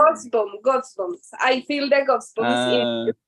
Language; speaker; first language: English; non-native, learner; Spanish